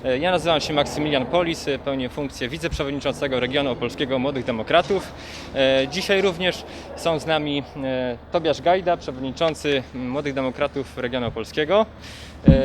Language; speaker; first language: Polish; native; Polish